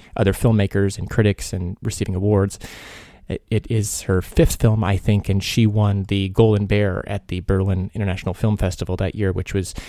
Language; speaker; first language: English; early bilingual, other home language; Hungarian